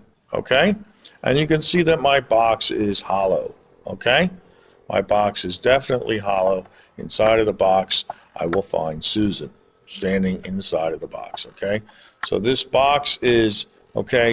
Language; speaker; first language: English; native; English